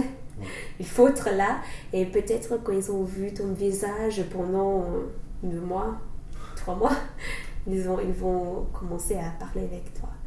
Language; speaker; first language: French; non-native, fluent; English